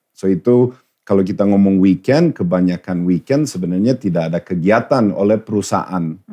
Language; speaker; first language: Indonesian; non-native, fluent; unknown